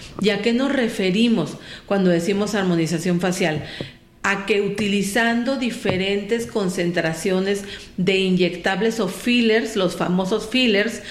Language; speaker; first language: Spanish; native; Spanish